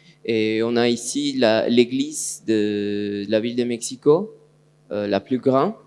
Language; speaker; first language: French; non-native, learner; Spanish